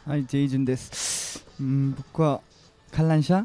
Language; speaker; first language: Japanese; non-native, learner; Korean